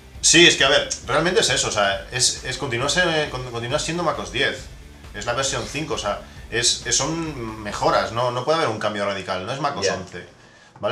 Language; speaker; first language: Spanish; native; Spanish